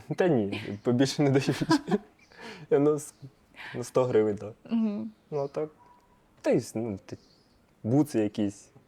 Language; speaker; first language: Ukrainian; non-native, local second language; Russian